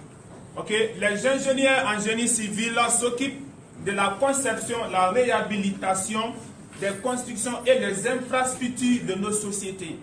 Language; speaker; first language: French; non-native, learner; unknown